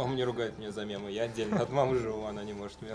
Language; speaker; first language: Russian; native; Russian